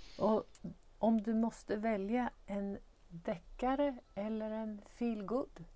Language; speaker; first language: Swedish; native; Swedish